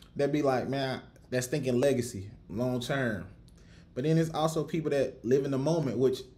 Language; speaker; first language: English; native; English